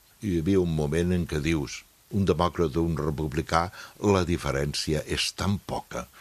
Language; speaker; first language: Catalan; non-native, fluent; English